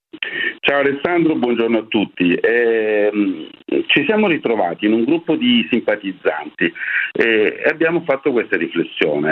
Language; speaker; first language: Italian; native; Italian